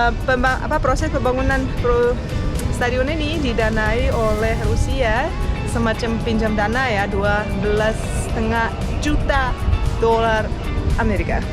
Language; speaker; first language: Indonesian; non-native, fluent; Russian